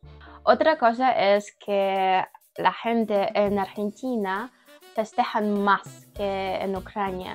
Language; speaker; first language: Spanish; non-native, learner; Ukrainian